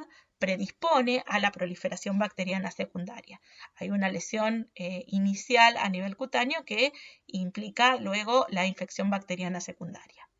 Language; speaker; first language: Spanish; native; Spanish